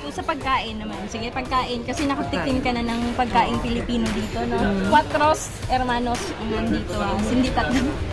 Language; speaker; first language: Filipino; native; Filipino